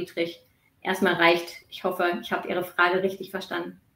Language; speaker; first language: German; native; German